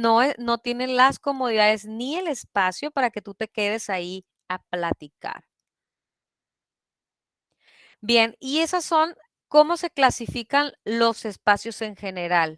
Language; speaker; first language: Spanish; native; Spanish